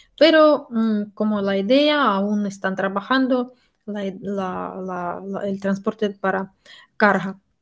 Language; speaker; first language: Spanish; non-native, fluent; Russian